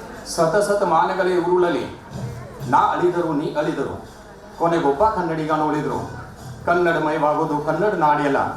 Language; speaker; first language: Kannada; non-native, fluent; Hindi